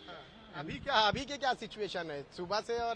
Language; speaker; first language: Hindi; native; Hindi